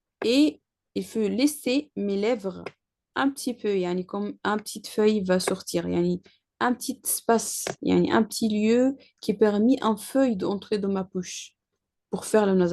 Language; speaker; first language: French; non-native, learner; Arabic